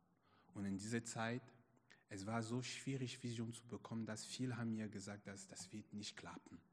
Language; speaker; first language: German; non-native, fluent; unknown